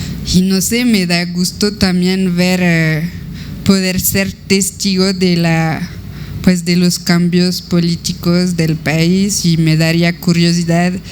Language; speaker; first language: Spanish; non-native, fluent; French